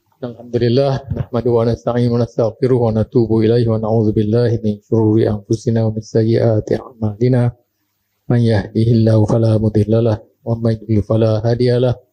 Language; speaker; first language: Malay; native; Malay